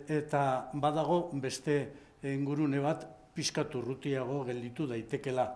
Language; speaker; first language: Basque; non-native, local second language; Spanish